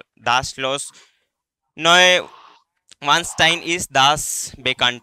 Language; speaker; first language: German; non-native, learner; Hindi